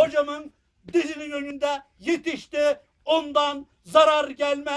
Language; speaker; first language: Turkish; non-native, fluent; Uyghur